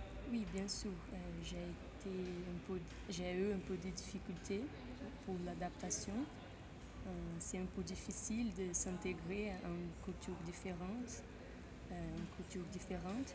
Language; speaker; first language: French; non-native, fluent; Portuguese